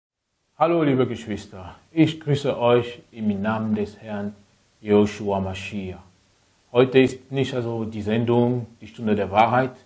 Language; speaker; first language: German; non-native, fluent; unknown